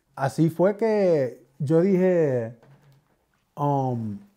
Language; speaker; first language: Spanish; early bilingual, heritage; Spanish